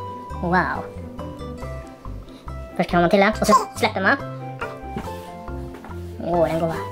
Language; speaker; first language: Swedish; native; Swedish